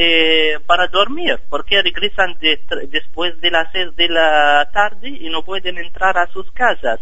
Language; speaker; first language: Spanish; non-native, fluent; Arabic